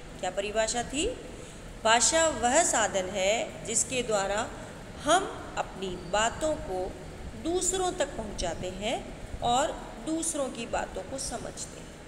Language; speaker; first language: Hindi; native; Hindi